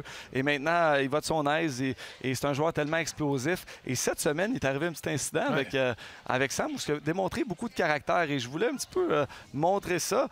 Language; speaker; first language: French; native; French